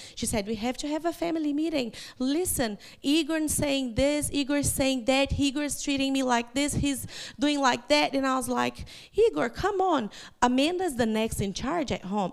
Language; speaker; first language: English; non-native, fluent; Portuguese